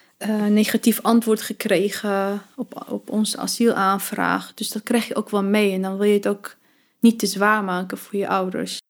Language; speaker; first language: Dutch; early bilingual, other home language; Arabic